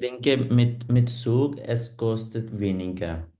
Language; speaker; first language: German; non-native, learner; Punjabi